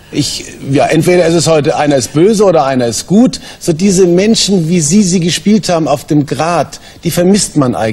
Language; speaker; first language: German; native; German